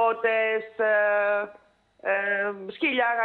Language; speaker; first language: Greek; native; Greek